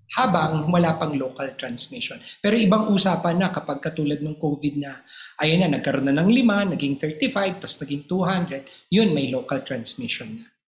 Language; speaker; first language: Filipino; native; Filipino